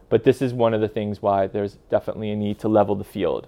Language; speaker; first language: English; native; English